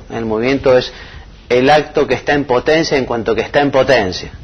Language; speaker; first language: Spanish; native; Spanish